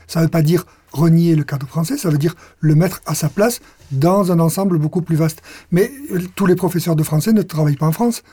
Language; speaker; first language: French; native; French